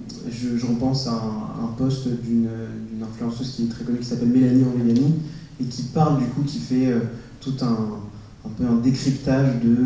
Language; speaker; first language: French; native; French